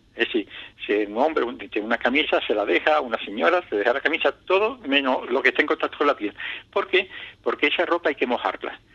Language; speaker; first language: Spanish; native; Spanish